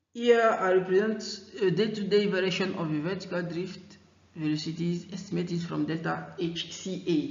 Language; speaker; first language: English; non-native, fluent; French